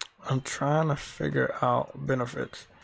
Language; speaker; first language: English; native; English